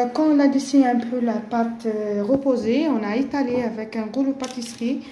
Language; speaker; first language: French; non-native, local second language; Arabic